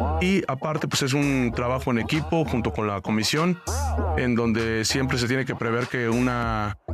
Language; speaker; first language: Spanish; native; Spanish